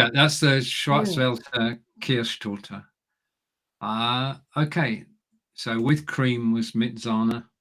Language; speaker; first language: German; non-native, learner; English